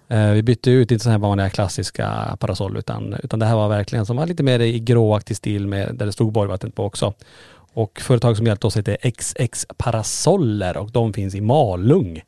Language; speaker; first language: Swedish; native; Swedish